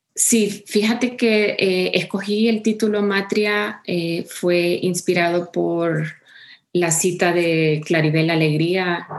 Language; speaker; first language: Spanish; early bilingual, heritage; Spanish